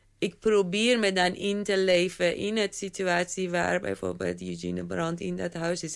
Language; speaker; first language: Dutch; non-native, fluent; Persian